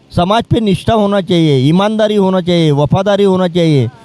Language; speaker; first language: Hindi; non-native, local second language; Marathi